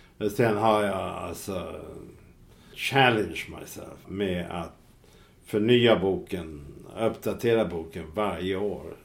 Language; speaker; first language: Swedish; native; Swedish